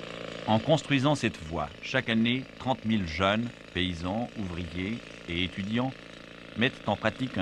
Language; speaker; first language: French; native; French